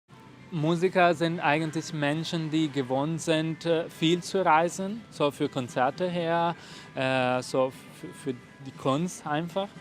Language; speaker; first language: German; non-native, fluent; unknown